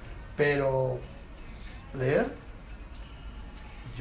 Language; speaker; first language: Spanish; native; Spanish